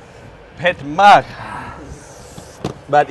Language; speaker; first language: English; non-native, fluent; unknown